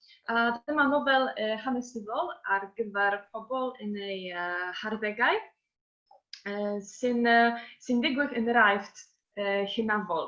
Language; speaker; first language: Welsh; non-native, fluent; Polish